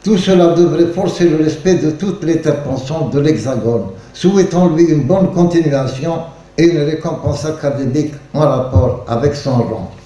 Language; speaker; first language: French; non-native, local second language; Arabic